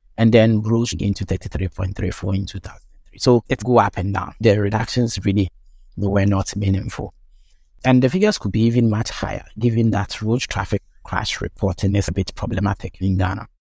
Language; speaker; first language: English; non-native, local second language; Akan